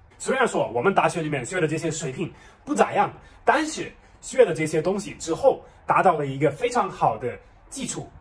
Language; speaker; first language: Chinese; non-native, fluent; German